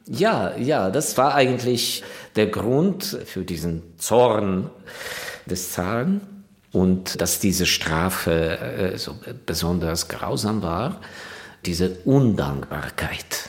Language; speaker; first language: German; non-native, fluent; Ukrainian